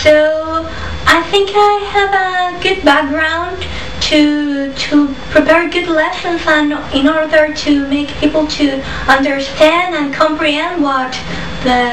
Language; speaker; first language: English; non-native, learner; Spanish